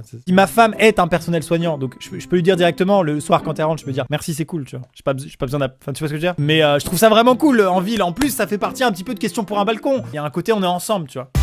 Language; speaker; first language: French; native; French